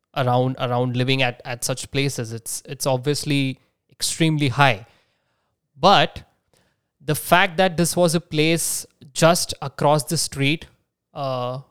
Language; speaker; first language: English; non-native, local second language; Marathi